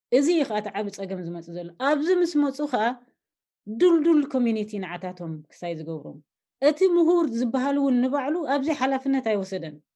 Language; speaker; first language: Tigrinya; native; Tigrinya